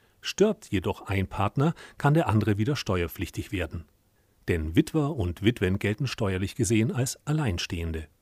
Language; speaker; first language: German; native; German